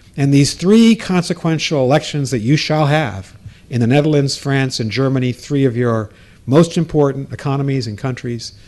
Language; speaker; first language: English; native; English